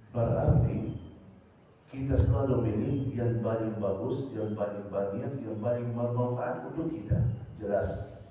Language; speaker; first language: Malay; non-native, fluent; Arabic